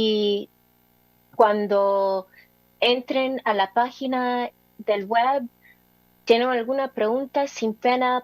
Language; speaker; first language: Spanish; early bilingual, heritage; English